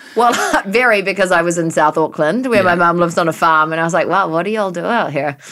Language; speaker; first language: English; native; English